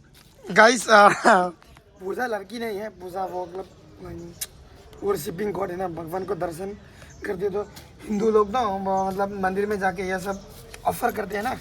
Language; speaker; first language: Hindi; non-native, local second language; Bangla